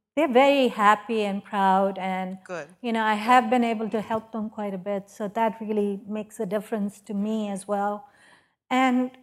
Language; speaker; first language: English; non-native, local second language; Urdu